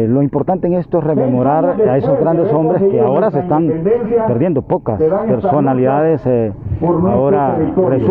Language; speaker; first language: Spanish; native; Spanish